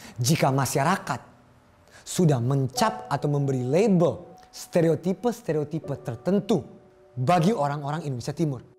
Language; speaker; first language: Indonesian; native; Indonesian